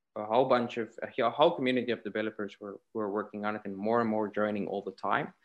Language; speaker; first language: English; native; English